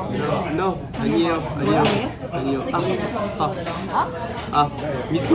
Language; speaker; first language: Korean; non-native, learner; French